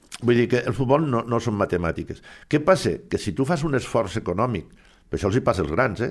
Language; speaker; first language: Catalan; native; Catalan